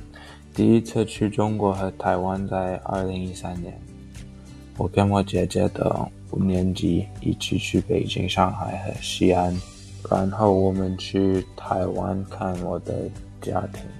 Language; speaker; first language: Chinese; non-native, fluent; English